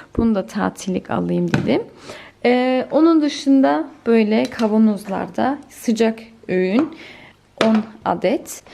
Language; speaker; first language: Turkish; early bilingual, heritage; Turkish